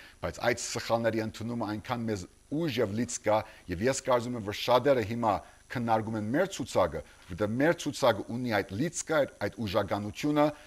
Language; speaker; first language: Armenian; early bilingual, heritage; Armenian